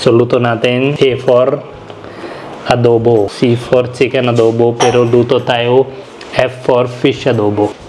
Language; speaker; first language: Filipino; non-native, learner; Punjabi